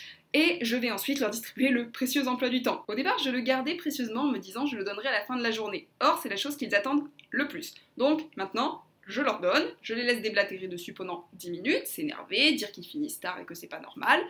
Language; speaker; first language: French; native; French